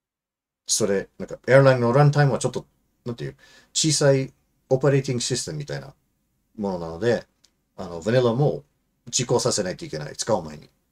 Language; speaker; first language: Japanese; non-native, fluent; English